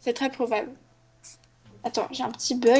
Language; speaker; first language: French; native; French